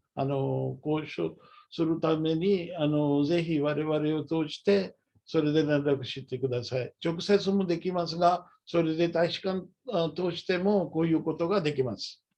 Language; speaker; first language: Japanese; non-native, fluent; Urdu